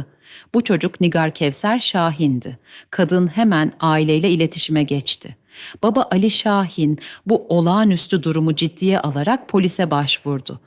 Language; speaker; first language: Turkish; native; Turkish